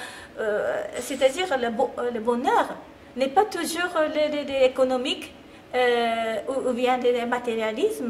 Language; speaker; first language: French; non-native, fluent; Japanese